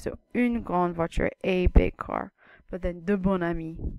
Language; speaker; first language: English; native; English